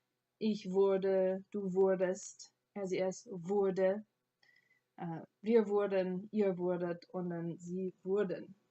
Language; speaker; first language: German; non-native, fluent; English